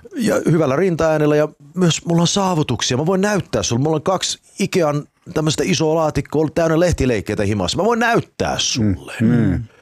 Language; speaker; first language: Finnish; early bilingual, heritage; Finnish